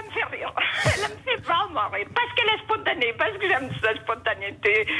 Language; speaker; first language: French; non-native, fluent; Portuguese